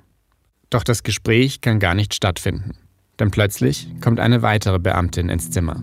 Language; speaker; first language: German; native; German